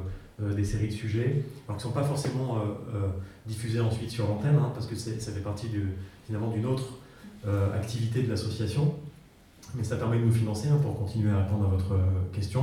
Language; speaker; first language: French; native; French